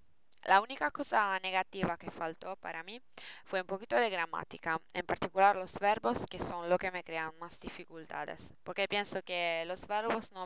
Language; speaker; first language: Spanish; non-native, learner; Italian